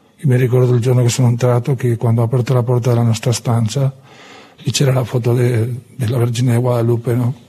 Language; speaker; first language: Italian; non-native, fluent; Spanish